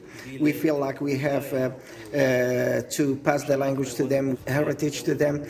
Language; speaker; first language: English; non-native, fluent; Assyrian Neo-Aramaic